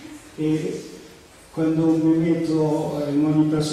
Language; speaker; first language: Italian; non-native, fluent; Spanish